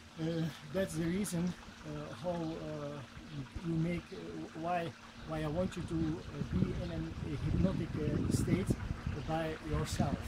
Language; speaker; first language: English; non-native, fluent; Dutch